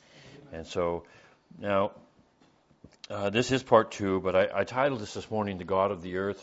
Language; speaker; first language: English; native; English